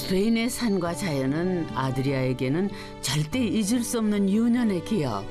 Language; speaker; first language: Korean; native; Korean